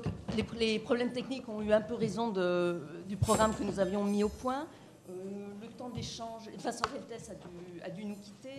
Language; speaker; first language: French; native; French